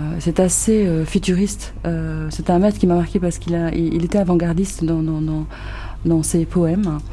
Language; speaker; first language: French; early bilingual, other home language; Arabic